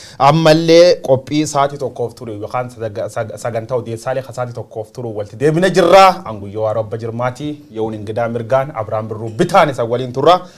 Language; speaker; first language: Oromo; native; Oromo